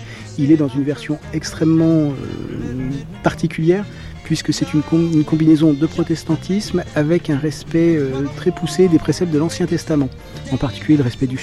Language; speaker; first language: French; native; French